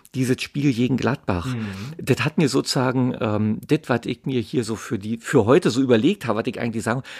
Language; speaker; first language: German; native; German